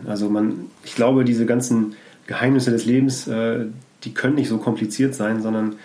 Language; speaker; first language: German; native; German